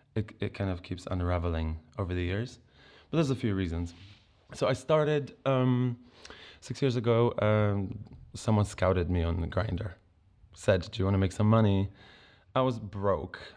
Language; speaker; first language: English; non-native, fluent; Polish